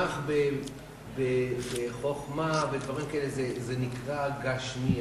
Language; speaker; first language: Hebrew; non-native, fluent; English